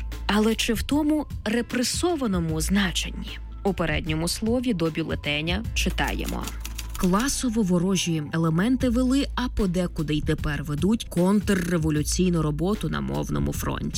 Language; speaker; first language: Ukrainian; native; Ukrainian